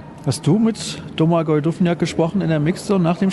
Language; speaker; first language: German; native; German